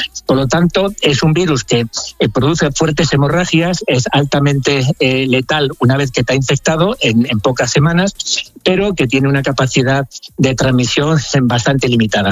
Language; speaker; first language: Spanish; native; Spanish